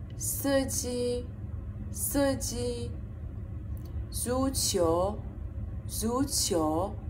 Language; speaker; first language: Chinese; non-native, fluent; Persian